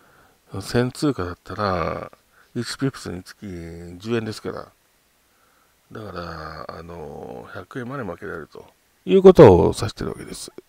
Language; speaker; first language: Japanese; native; Japanese